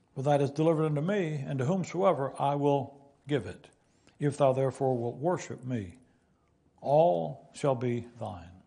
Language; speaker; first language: English; native; English